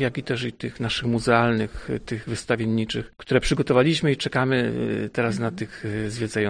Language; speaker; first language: Polish; native; Polish